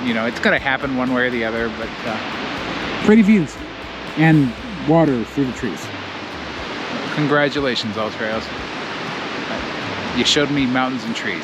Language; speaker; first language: English; native; English